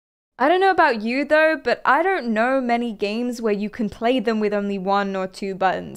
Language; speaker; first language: English; native; English